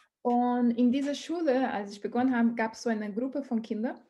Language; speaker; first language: German; non-native, learner; Portuguese